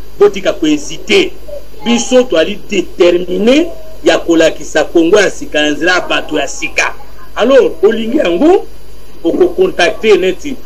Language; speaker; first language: Lingala; native; Lingala